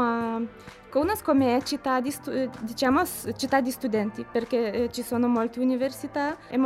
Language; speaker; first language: Italian; non-native, learner; Lithuanian